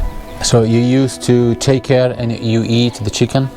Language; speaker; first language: English; non-native, learner; Spanish